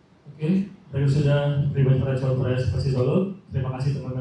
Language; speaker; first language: Indonesian; native; Indonesian